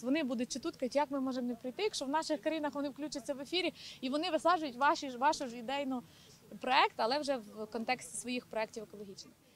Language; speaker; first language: Ukrainian; native; Ukrainian